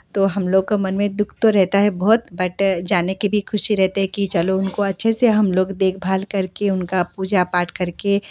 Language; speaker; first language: Hindi; non-native, local second language; Bangla